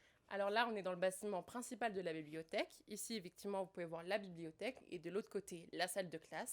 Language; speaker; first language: French; native; French